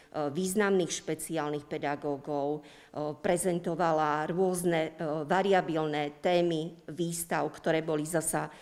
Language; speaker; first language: Slovak; native; Slovak